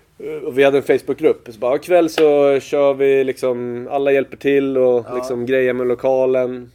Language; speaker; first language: Swedish; native; Swedish